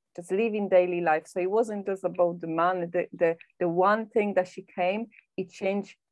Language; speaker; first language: English; non-native, fluent; Polish